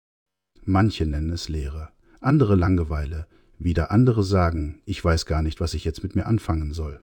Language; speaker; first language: German; native; German